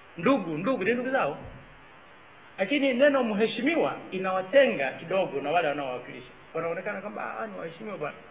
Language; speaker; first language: Swahili; native; Swahili